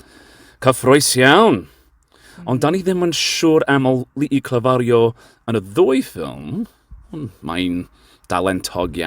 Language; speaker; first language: Welsh; non-native, learner; English